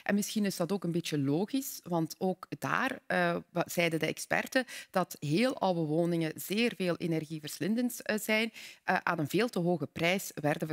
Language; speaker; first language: Dutch; native; Dutch